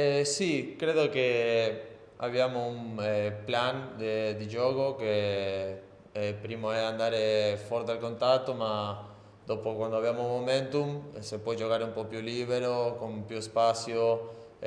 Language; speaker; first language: Italian; non-native, learner; Spanish